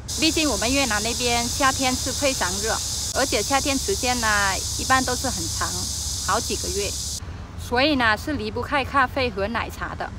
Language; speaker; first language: Chinese; non-native, fluent; Vietnamese